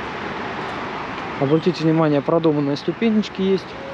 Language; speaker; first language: Russian; native; Russian